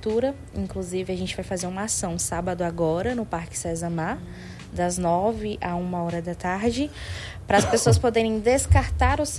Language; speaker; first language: Portuguese; native; Portuguese